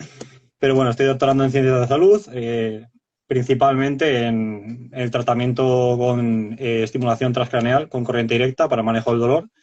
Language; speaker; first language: Spanish; native; Spanish